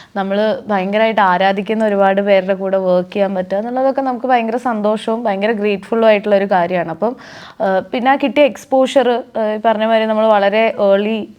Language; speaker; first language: Malayalam; native; Malayalam